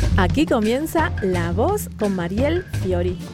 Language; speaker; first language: Spanish; native; Spanish